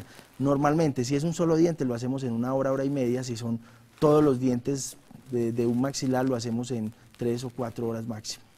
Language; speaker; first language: Spanish; native; Spanish